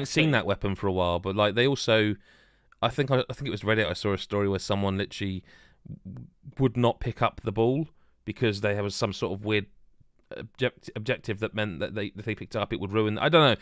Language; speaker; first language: English; native; English